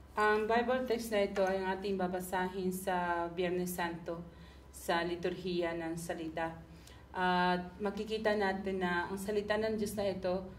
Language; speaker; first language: Filipino; non-native, fluent; Spanish